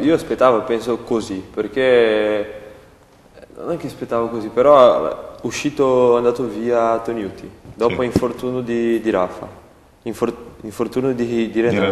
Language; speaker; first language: Italian; non-native, learner; Portuguese